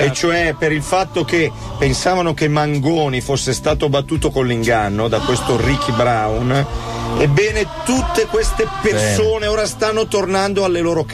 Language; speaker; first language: Italian; native; Italian